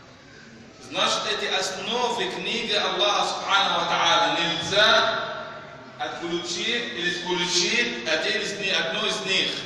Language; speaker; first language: Russian; non-native, fluent; Arabic